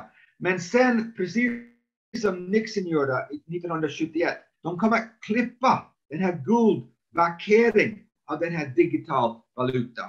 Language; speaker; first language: Swedish; non-native, fluent; English